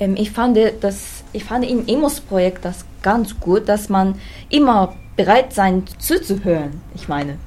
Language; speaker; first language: German; non-native, learner; Japanese